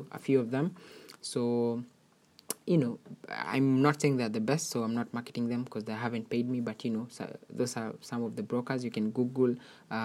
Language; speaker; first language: English; non-native, local second language; Swahili